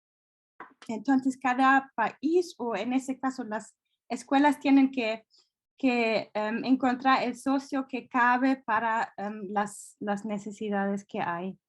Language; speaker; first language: Spanish; non-native, fluent; German